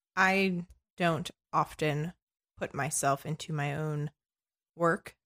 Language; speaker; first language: English; early bilingual, other home language; French